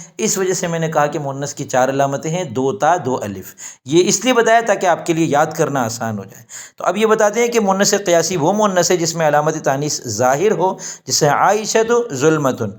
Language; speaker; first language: Urdu; native; Urdu